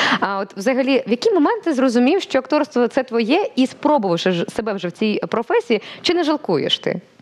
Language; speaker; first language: Ukrainian; native; Ukrainian